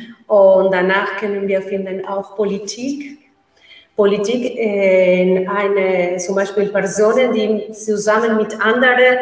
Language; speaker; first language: German; non-native, learner; Spanish